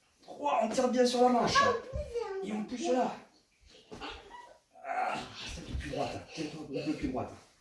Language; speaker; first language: French; native; French